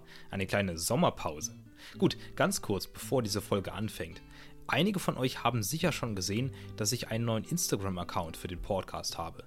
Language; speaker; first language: German; native; German